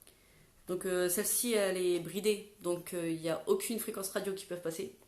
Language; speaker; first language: French; native; French